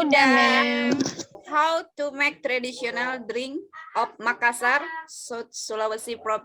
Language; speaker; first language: English; non-native, learner; Indonesian